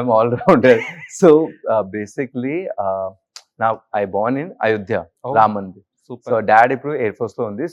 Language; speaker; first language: Telugu; non-native, local second language; Hindi